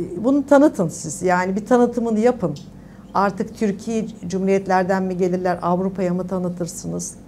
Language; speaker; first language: Turkish; native; Turkish